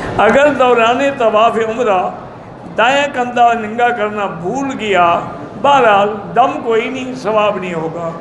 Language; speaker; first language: Urdu; native; Urdu